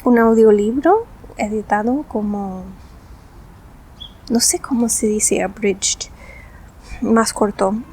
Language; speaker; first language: Spanish; non-native, fluent; English